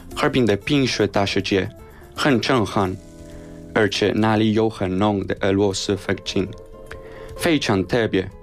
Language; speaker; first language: Chinese; non-native, learner; Spanish